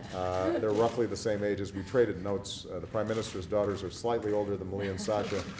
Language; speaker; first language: English; native; English